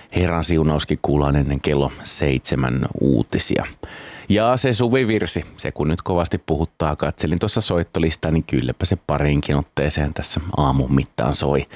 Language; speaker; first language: Finnish; native; Finnish